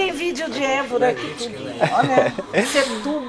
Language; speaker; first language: Portuguese; native; Portuguese